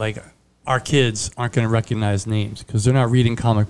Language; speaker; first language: English; non-native, fluent; Italian